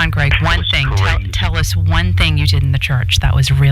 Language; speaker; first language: English; native; English